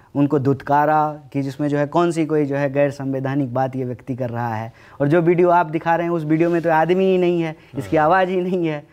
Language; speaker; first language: Hindi; native; Hindi